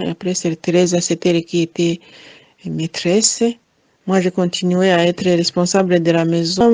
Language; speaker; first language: French; non-native, fluent; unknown